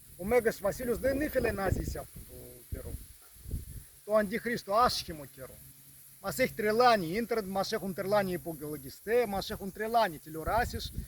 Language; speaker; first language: Greek; non-native, learner; Russian